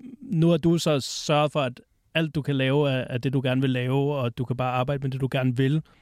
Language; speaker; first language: Danish; native; Danish